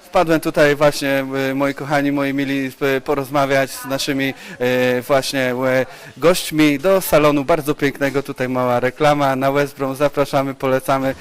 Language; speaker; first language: Polish; native; Polish